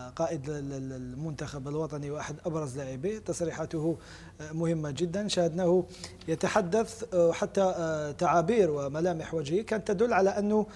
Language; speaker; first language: Arabic; native; Arabic